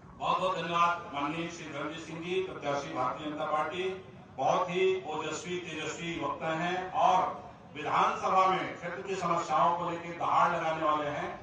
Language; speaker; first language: Hindi; native; Hindi